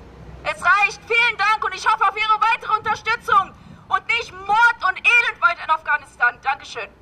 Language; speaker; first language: German; early bilingual, other home language; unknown